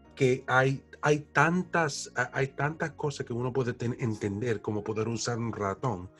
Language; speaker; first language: Spanish; early bilingual, heritage; Spanish